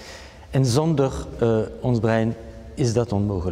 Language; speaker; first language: Dutch; non-native, fluent; French